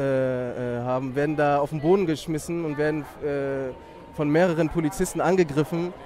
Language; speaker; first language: German; native; German